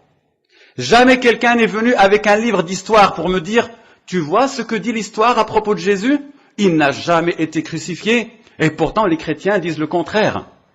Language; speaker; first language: French; non-native, local second language; Arabic